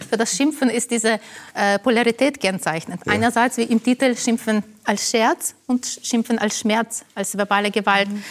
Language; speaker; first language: German; non-native, fluent; Ukrainian